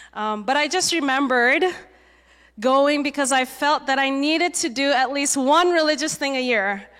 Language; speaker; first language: English; native; English